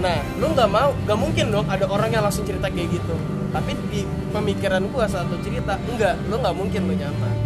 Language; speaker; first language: Indonesian; native; Indonesian